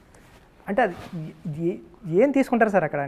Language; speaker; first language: Telugu; native; Telugu